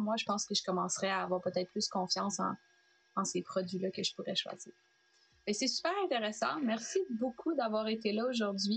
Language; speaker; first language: French; native; French